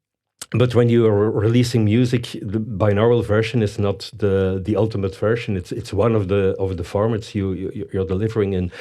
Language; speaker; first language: English; non-native, fluent; Dutch